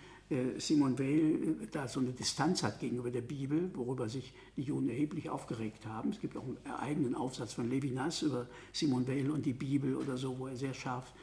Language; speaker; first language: German; native; German